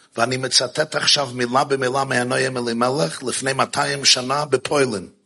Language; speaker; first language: Hebrew; non-native, fluent; English